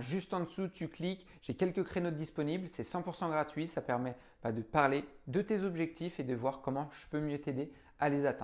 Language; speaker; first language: French; native; French